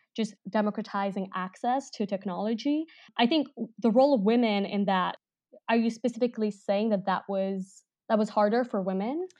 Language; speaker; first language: English; non-native, local second language; Hindi